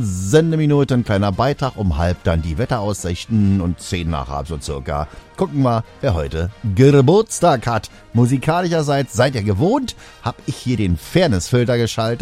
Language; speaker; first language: German; native; German